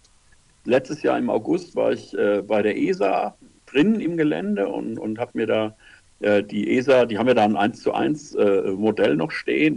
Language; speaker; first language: German; native; German